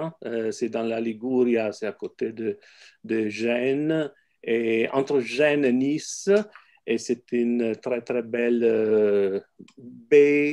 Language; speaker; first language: French; non-native, fluent; Italian